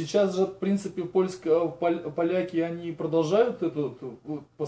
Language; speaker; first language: Russian; native; Russian